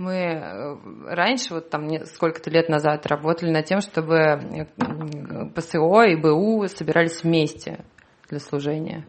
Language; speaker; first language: Russian; native; Russian